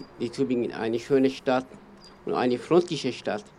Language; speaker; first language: German; non-native, learner; Kurdish